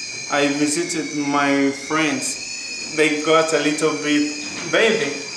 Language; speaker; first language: English; non-native, fluent; Portuguese